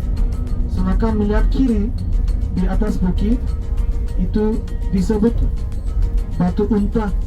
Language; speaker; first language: Indonesian; non-native, fluent; Turkish